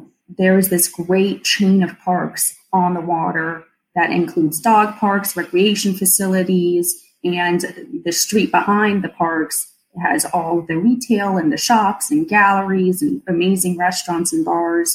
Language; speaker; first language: English; native; English